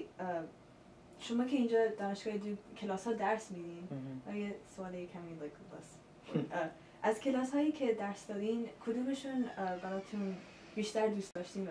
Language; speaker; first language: Persian; early bilingual, heritage; Persian